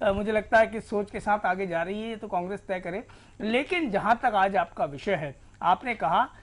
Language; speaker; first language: Hindi; native; Hindi